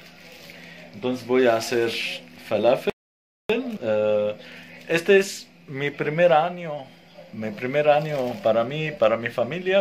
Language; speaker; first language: Spanish; non-native, fluent; Arabic